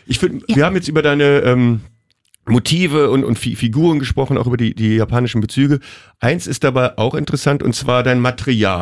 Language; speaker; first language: German; native; German